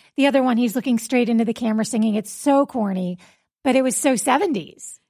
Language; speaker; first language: English; native; English